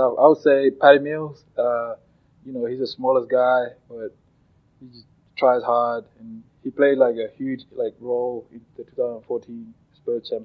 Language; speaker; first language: English; non-native, local second language; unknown